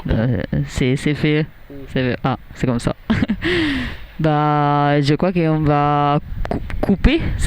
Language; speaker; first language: French; non-native, learner; Italian